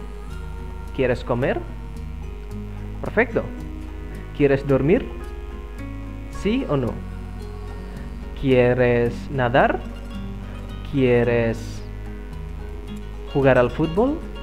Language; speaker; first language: Spanish; non-native, fluent; Indonesian